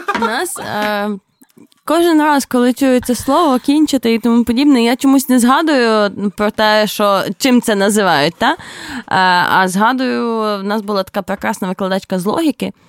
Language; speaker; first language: Ukrainian; native; Ukrainian